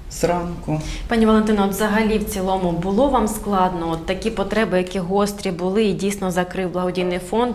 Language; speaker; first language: Ukrainian; native; Ukrainian